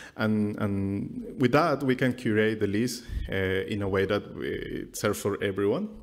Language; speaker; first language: English; non-native, fluent; Spanish